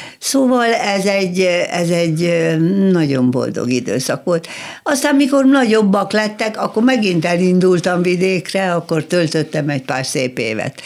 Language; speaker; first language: Hungarian; native; Hungarian